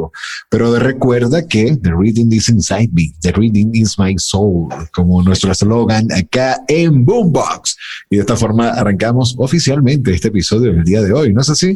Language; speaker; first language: Spanish; native; Spanish